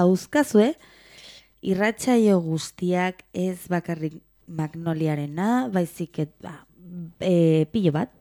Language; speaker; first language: Basque; non-native, local second language; Spanish